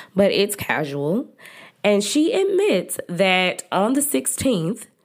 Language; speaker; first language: English; native; English